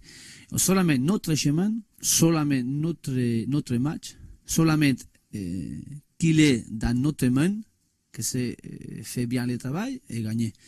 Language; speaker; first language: French; non-native, learner; Spanish